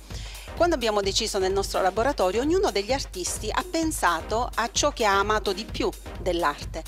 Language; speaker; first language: Italian; native; Italian